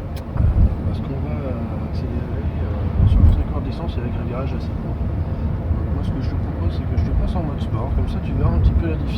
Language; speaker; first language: French; native; French